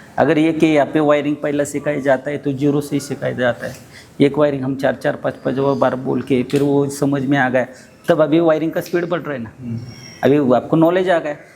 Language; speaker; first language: Hindi; non-native, local second language; Marathi